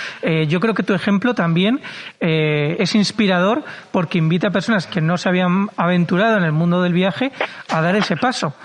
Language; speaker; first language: Spanish; native; Spanish